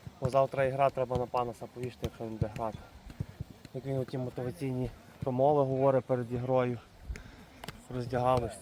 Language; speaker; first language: Ukrainian; native; Ukrainian